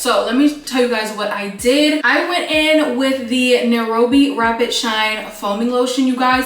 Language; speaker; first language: English; native; English